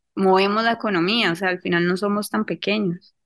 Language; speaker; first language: Spanish; native; Spanish